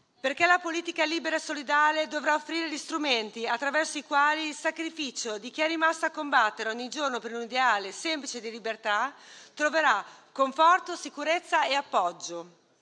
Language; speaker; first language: Italian; native; Italian